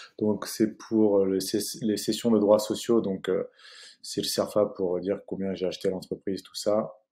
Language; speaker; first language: French; native; French